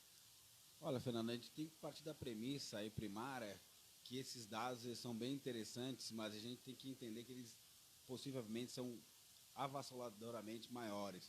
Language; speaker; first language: Portuguese; native; Portuguese